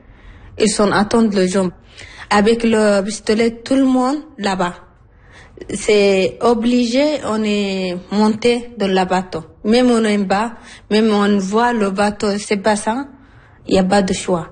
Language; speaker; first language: French; non-native, learner; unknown